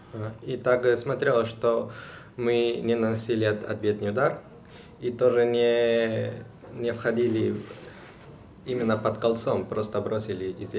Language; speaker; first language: Russian; non-native, fluent; Spanish